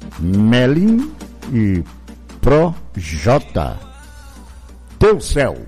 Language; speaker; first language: Portuguese; native; Portuguese